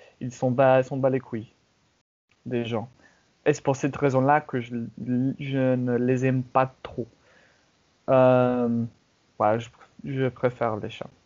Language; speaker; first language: French; non-native, fluent; English